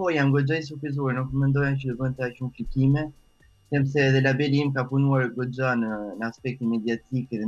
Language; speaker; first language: Albanian; early bilingual, heritage; French